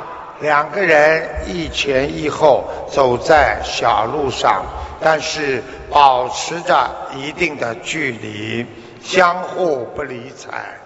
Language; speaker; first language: Chinese; native; Chinese